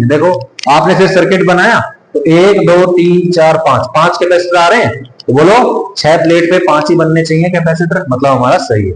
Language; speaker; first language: Hindi; native; Hindi